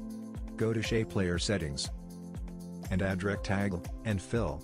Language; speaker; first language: English; non-native, fluent; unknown